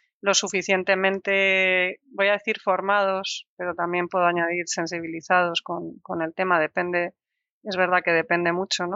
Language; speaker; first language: Spanish; native; Spanish